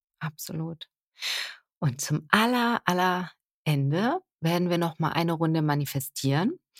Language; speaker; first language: German; native; German